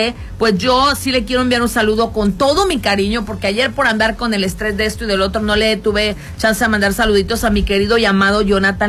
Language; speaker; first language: Spanish; native; Spanish